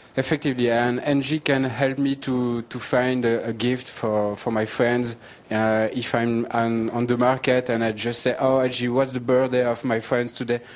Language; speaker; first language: English; non-native, learner; French